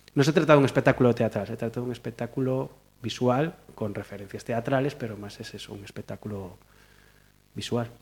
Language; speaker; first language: Spanish; native; Spanish